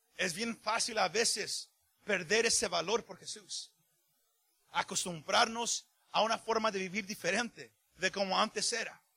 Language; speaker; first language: Spanish; early bilingual, heritage; Spanish